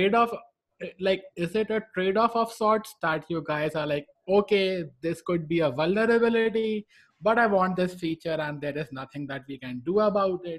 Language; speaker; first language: English; non-native, local second language; Hindi